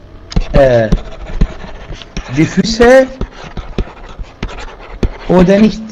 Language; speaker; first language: German; non-native, fluent; Arabic